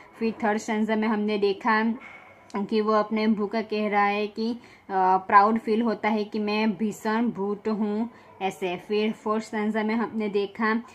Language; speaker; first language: Hindi; non-native, local second language; Gujarati